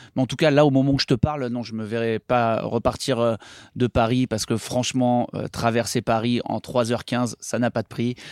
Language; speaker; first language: French; native; French